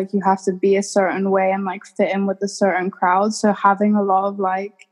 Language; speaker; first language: English; native; English